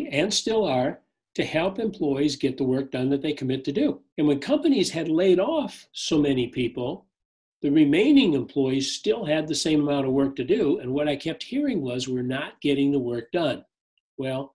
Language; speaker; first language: English; native; English